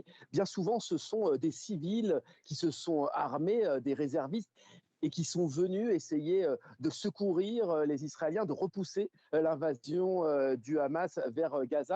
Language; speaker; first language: French; native; French